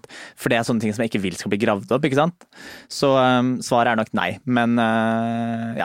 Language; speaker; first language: Norwegian; native; Norwegian